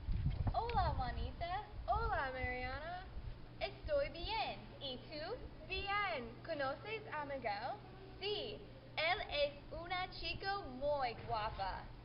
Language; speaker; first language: Spanish; non-native, learner; English